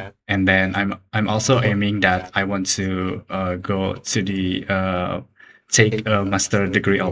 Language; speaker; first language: English; non-native, learner; Indonesian